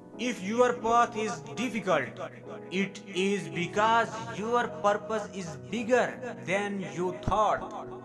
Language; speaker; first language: English; non-native, local second language; Urdu